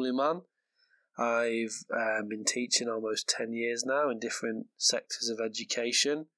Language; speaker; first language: English; native; English